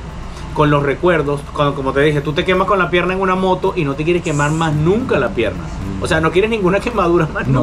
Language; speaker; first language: Spanish; native; Spanish